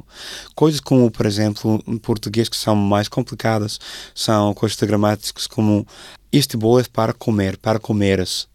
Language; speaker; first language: Portuguese; non-native, fluent; English